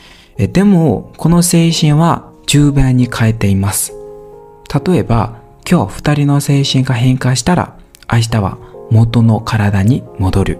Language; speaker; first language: Japanese; non-native, learner; Burmese